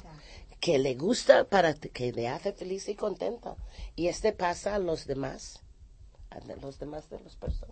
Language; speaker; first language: Spanish; non-native, fluent; English